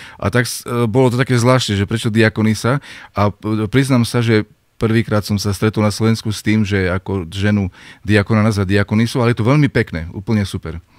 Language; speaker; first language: Slovak; native; Slovak